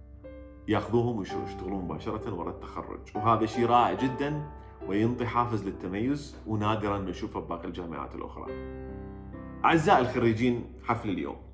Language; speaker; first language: Arabic; native; Arabic